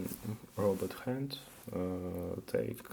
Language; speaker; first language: English; non-native, learner; Russian